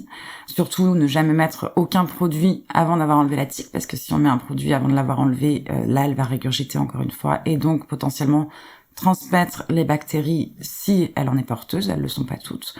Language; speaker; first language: French; native; French